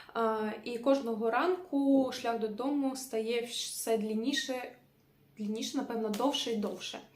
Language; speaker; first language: Ukrainian; non-native, local second language; Russian